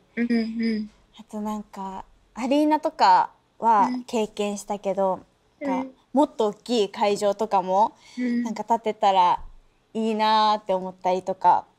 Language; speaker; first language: Japanese; native; Japanese